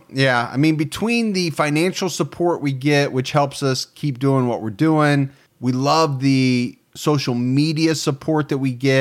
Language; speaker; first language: English; native; English